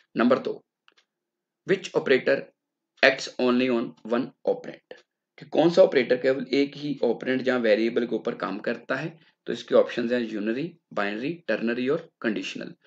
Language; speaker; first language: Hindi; non-native, local second language; Punjabi